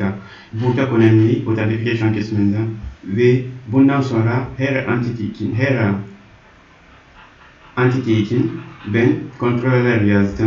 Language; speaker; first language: Turkish; non-native, learner; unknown